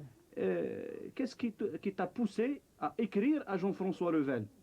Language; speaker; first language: French; non-native, local second language; Arabic